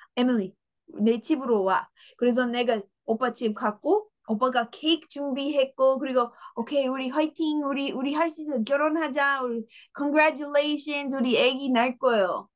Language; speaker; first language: Korean; non-native, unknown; English